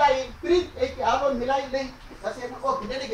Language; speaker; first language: Greek; non-native, learner; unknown